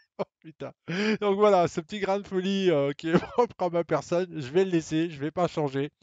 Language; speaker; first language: French; native; French